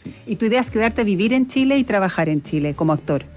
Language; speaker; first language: Spanish; native; Spanish